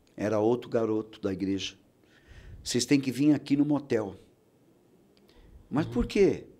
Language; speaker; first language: Portuguese; native; Portuguese